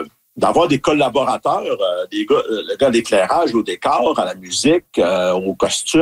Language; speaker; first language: French; native; French